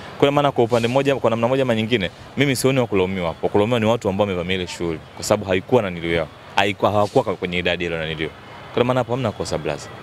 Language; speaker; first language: Swahili; native; Swahili